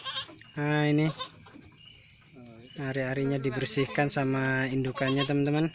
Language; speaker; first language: Indonesian; native; Indonesian